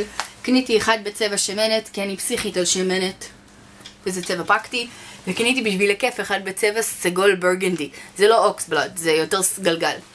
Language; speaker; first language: Hebrew; native; Hebrew